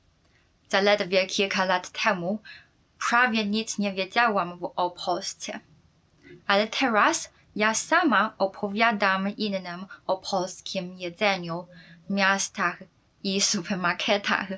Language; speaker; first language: Polish; non-native, fluent; Chinese